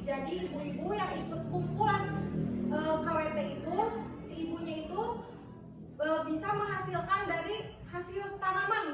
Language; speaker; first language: Indonesian; native; Indonesian